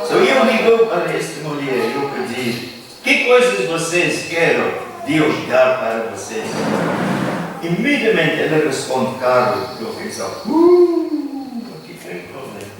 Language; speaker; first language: Portuguese; non-native, learner; English